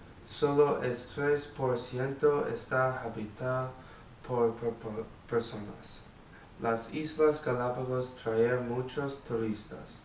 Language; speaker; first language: Spanish; non-native, learner; English